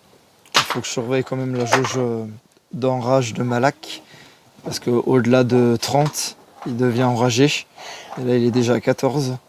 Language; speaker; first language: French; native; French